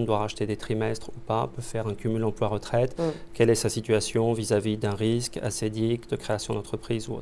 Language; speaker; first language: French; native; French